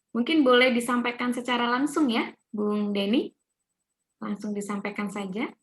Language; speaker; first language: Indonesian; native; Indonesian